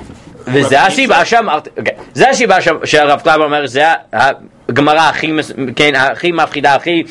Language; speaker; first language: Hebrew; non-native, fluent; English